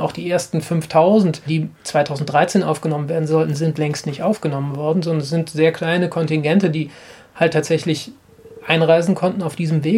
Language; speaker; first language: German; native; German